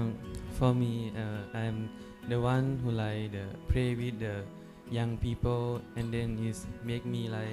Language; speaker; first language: English; non-native, learner; Thai